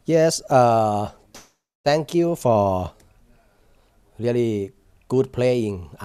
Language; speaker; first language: English; non-native, learner; Thai